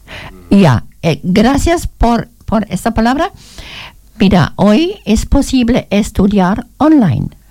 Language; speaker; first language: Spanish; non-native, learner; German